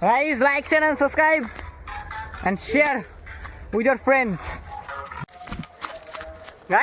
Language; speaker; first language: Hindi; non-native, local second language; Bangla